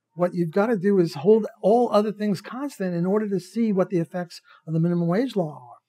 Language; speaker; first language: English; native; English